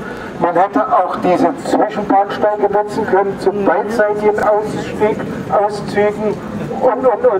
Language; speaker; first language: German; native; German